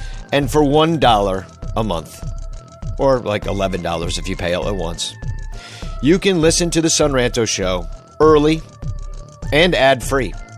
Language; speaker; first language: English; native; English